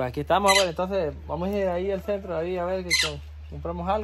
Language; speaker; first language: Spanish; native; Spanish